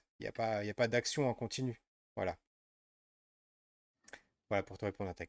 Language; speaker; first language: French; native; French